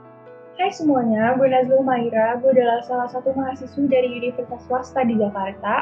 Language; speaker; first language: Indonesian; native; Indonesian